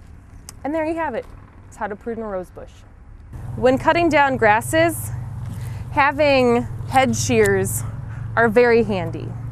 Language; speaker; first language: English; native; English